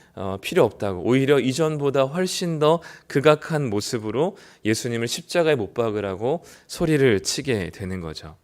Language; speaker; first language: Korean; native; Korean